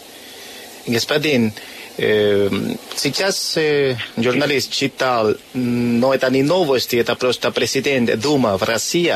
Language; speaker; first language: Russian; non-native, learner; Spanish